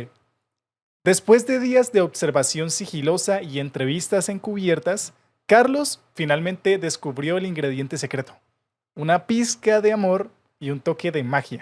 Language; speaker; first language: Spanish; native; Spanish